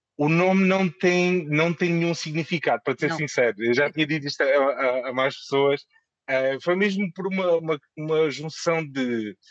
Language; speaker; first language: Portuguese; native; Portuguese